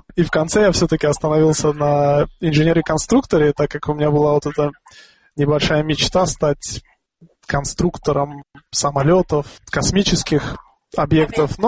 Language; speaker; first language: Russian; non-native, local second language; Tajik